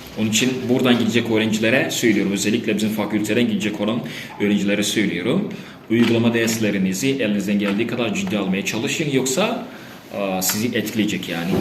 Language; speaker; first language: Turkish; non-native, fluent; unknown